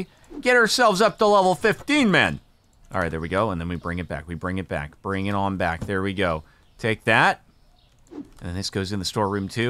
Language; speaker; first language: English; native; English